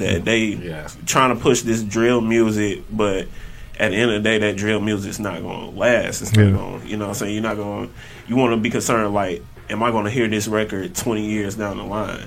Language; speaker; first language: English; native; English